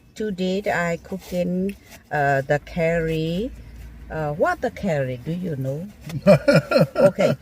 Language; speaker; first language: English; non-native, learner; Burmese